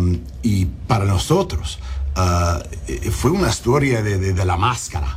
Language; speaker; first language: Spanish; early bilingual, heritage; English